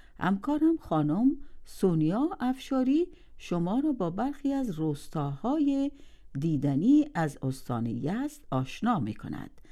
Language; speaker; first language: Persian; native; Persian